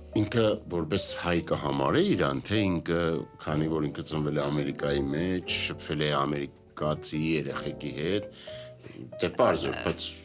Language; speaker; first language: Armenian; native; Armenian